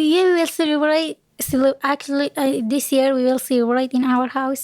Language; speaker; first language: English; non-native, learner; Kurdish